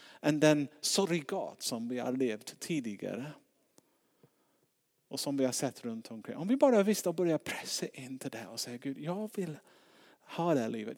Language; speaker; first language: Swedish; non-native, fluent; English